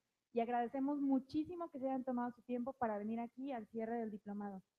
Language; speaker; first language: Spanish; native; Spanish